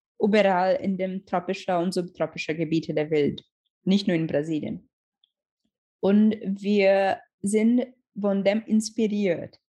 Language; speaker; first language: German; non-native, learner; Portuguese